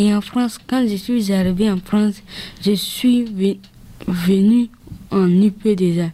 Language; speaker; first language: French; early bilingual, other home language; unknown